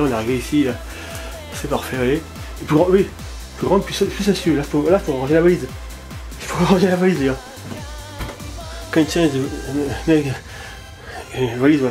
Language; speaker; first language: French; native; French